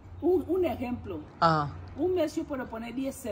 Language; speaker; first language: Spanish; non-native, fluent; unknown